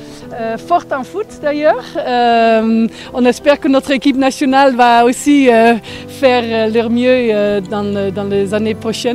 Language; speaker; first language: French; non-native, fluent; Dutch